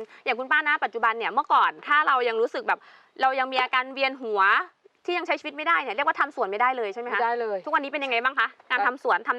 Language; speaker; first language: Thai; native; Thai